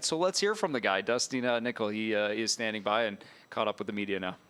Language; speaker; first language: English; native; English